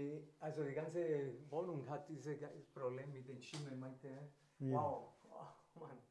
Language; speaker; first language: German; non-native, fluent; Spanish